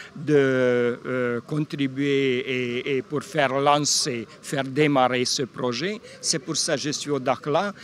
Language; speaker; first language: French; non-native, local second language; Hungarian